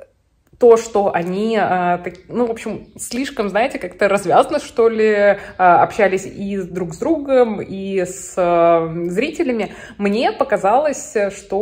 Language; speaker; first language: Russian; native; Russian